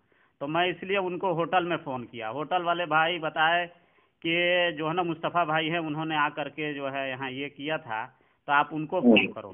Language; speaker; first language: Hindi; native; Hindi